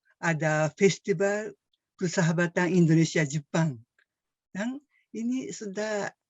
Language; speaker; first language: Indonesian; non-native, fluent; Japanese